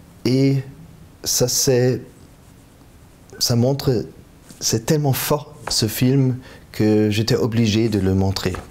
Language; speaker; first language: French; non-native, fluent; German